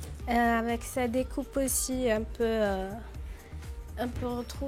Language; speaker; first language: French; non-native, local second language; Arabic